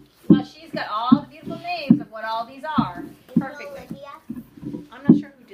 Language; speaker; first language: English; native; English